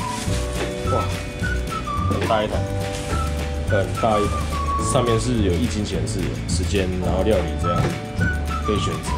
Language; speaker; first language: Chinese; native; Chinese